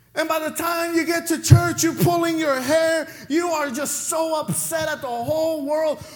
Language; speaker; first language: English; non-native, fluent; Spanish